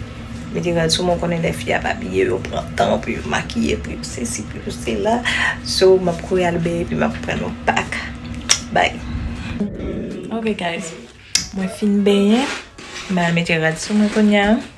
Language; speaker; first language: French; non-native, learner; Haitian Creole